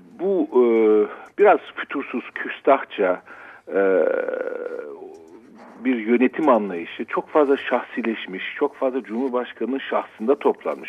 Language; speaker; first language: Turkish; native; Turkish